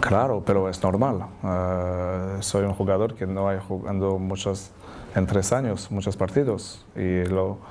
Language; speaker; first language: Spanish; non-native, learner; French